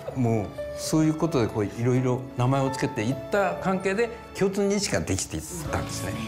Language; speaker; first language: Japanese; native; Japanese